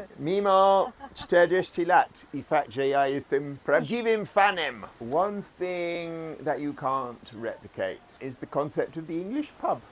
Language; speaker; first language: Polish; non-native, fluent; English